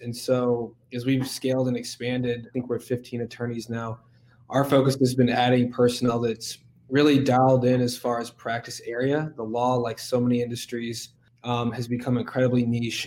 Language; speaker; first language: English; native; English